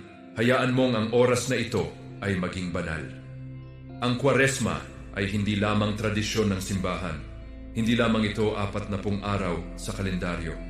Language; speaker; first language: Filipino; native; Filipino